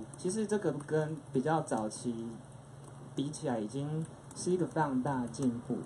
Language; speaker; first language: Chinese; native; Chinese